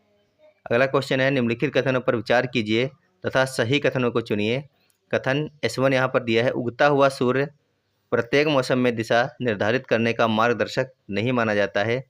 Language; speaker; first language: Hindi; native; Hindi